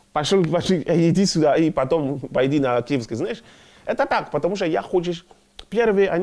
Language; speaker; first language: Russian; non-native, learner; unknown